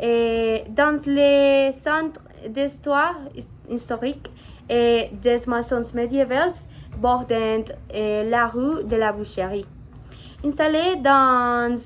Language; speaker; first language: French; non-native, learner; Spanish